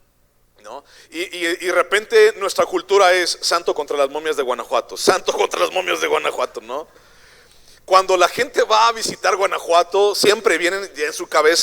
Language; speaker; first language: Spanish; native; Spanish